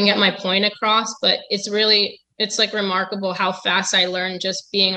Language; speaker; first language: English; native; English